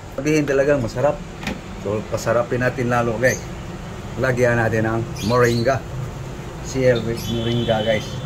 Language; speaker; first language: Filipino; non-native, local second language; Cebuano